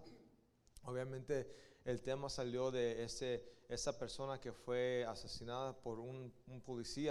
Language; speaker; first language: Spanish; early bilingual, heritage; Spanish